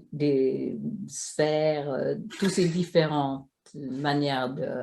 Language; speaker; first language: French; non-native, fluent; Swedish